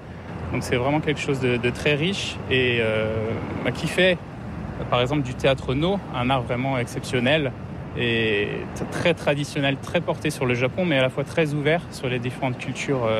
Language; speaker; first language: French; native; French